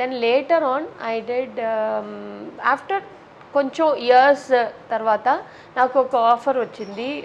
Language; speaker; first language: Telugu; non-native, learner; Tamil